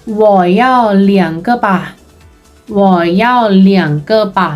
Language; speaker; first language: Chinese; non-native, fluent; Thai